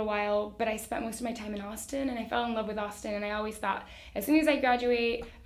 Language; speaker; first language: English; early bilingual, other home language; Spanish